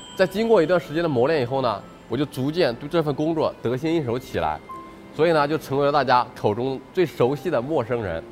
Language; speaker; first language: Chinese; native; Chinese